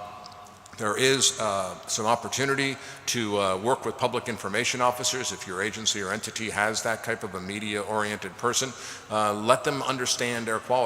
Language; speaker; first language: English; native; English